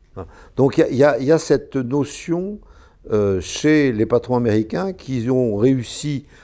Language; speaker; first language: French; native; French